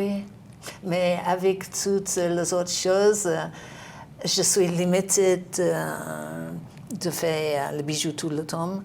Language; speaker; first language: French; non-native, learner; English